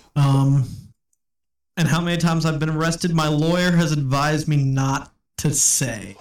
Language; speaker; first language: English; native; English